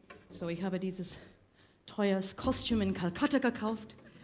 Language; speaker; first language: German; non-native, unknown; English